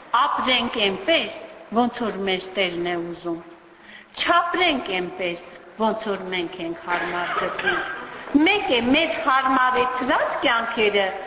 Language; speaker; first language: Armenian; native; Armenian